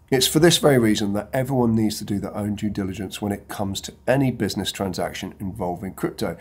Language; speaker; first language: English; native; English